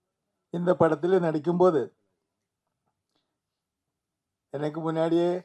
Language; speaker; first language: Tamil; non-native, learner; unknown